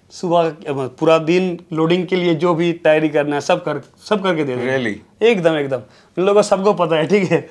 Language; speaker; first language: Hindi; non-native, local second language; Bangla